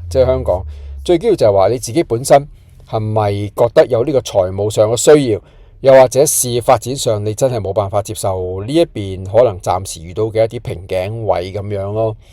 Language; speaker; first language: Cantonese; native; Cantonese